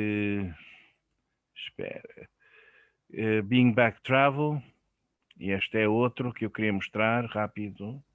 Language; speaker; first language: Portuguese; non-native, fluent; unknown